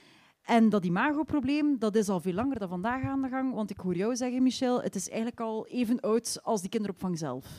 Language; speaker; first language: Dutch; native; Dutch